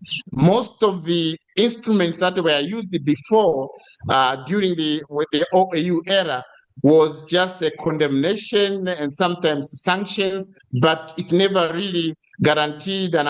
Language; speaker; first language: English; non-native, fluent; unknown